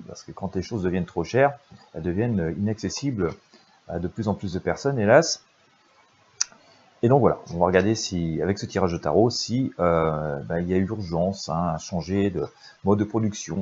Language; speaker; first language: French; native; French